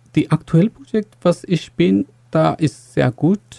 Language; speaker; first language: German; non-native, fluent; Bangla